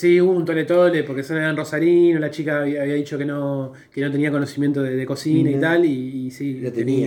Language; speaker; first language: Spanish; native; Spanish